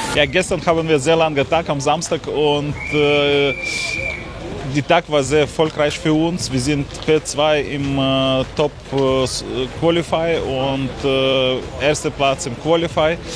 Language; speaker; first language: German; non-native, learner; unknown